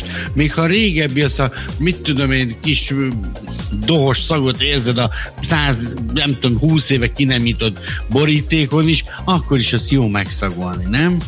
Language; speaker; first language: Hungarian; native; Hungarian